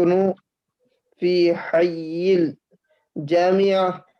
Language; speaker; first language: Arabic; non-native, learner; Urdu